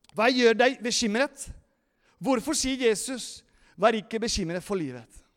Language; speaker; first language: Norwegian; non-native, fluent; Spanish